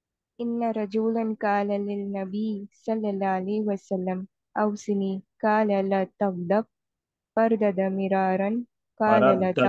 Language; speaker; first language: Arabic; non-native, learner; Urdu